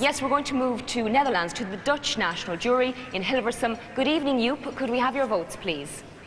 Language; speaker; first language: English; native; English